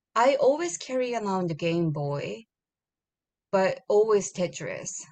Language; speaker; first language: English; non-native, learner; Japanese